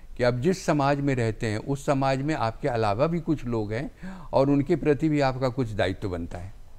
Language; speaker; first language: Hindi; native; Hindi